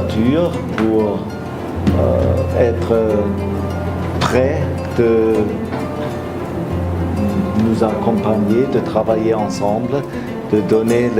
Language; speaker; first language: French; non-native, fluent; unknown